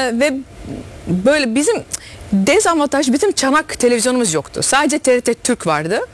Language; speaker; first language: Turkish; early bilingual, heritage; Dutch